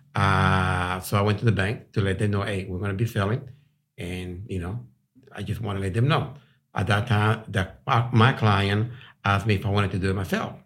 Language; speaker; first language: English; non-native, fluent; Spanish